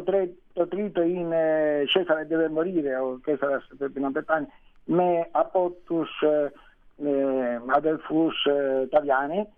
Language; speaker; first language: Greek; non-native, learner; Italian